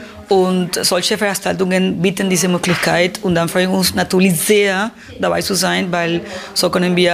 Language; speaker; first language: German; non-native, fluent; Spanish